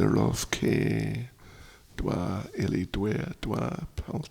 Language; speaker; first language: Russian; non-native, learner; English